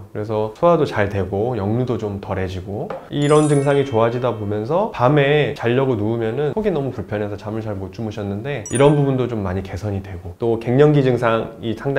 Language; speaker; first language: Korean; native; Korean